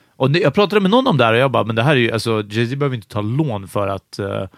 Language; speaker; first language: Swedish; early bilingual, other home language; Hungarian